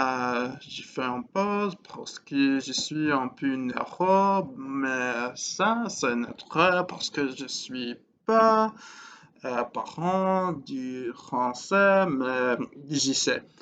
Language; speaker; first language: French; non-native, learner; English